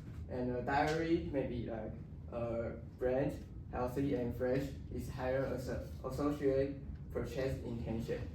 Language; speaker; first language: English; non-native, learner; Chinese